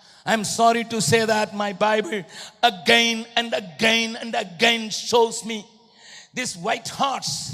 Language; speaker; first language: English; non-native, local second language; Tamil